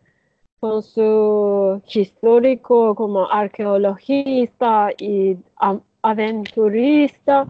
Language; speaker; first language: Spanish; non-native, learner; Turkish